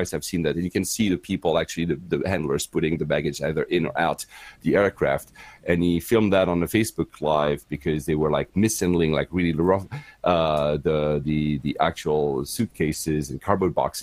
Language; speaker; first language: English; non-native, fluent; French